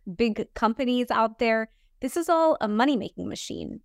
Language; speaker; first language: English; native; English